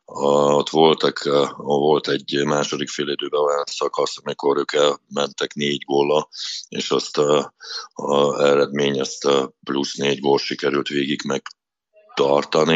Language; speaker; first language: Hungarian; non-native, fluent; Russian